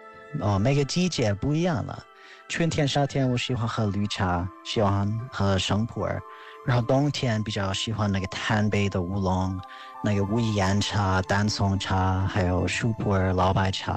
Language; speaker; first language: Chinese; non-native, fluent; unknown